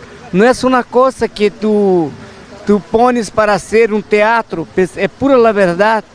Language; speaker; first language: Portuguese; non-native, learner; Spanish